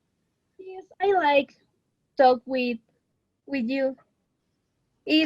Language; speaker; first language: English; non-native, learner; Spanish